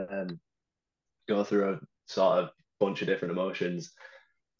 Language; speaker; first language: English; native; English